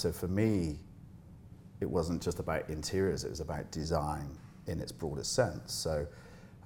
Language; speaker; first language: English; native; English